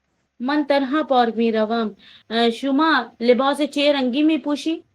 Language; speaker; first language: Persian; non-native, learner; Urdu